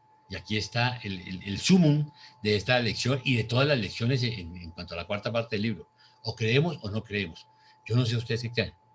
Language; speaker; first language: Spanish; native; Spanish